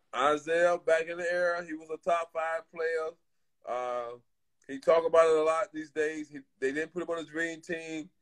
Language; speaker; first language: English; native; English